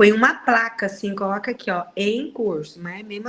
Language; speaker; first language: Portuguese; native; Portuguese